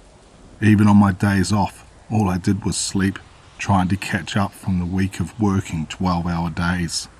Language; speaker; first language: English; native; English